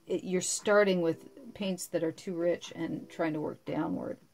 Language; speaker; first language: English; native; English